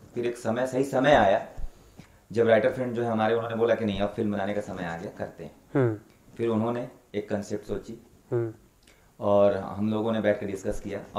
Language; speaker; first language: Hindi; native; Hindi